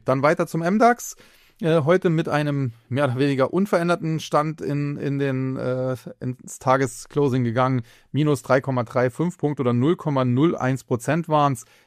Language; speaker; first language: German; native; German